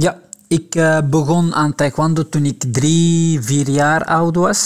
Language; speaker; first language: Dutch; non-native, local second language; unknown